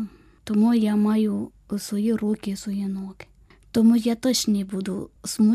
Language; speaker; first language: Ukrainian; non-native, learner; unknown